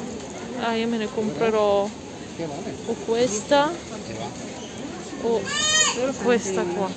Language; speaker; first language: Italian; non-native, local second language; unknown